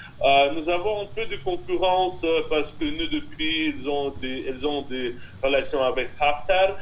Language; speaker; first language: French; non-native, fluent; Russian